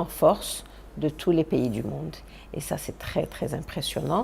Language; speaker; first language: French; non-native, local second language; Arabic